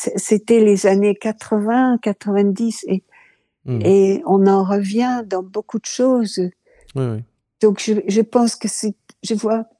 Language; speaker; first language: French; non-native, fluent; Dutch